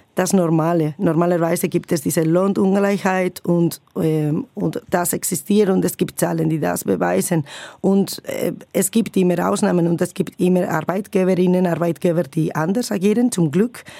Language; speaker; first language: German; non-native, fluent; Spanish